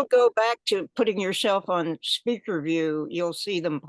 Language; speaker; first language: English; native; English